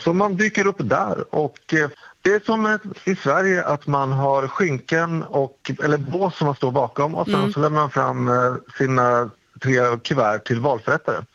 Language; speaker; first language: Swedish; native; Swedish